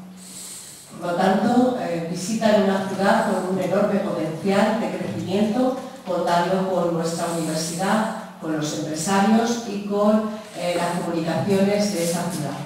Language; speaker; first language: Spanish; native; Spanish